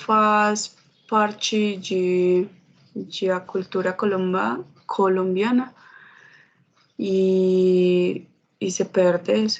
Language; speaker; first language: Portuguese; non-native, learner; Spanish